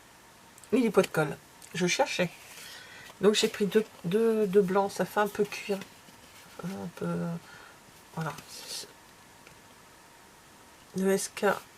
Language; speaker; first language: French; native; French